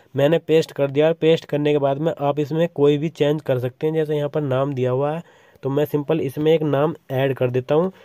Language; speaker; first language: Hindi; native; Hindi